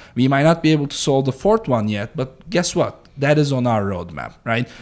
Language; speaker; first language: English; non-native, fluent; Turkish